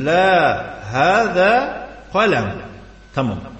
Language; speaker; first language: Arabic; non-native, fluent; Tajik